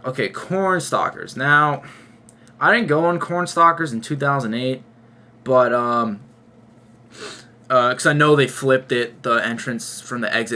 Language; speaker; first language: English; native; English